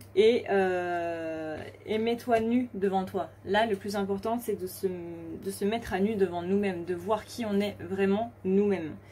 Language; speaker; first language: French; native; French